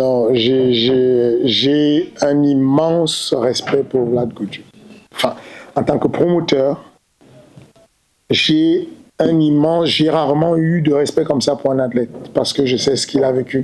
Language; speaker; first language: French; native; French